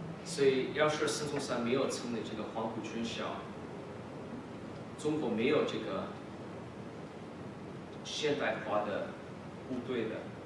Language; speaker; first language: Chinese; early bilingual, heritage; English